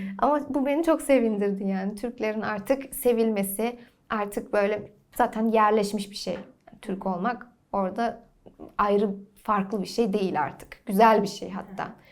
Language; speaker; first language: Turkish; early bilingual, heritage; Turkish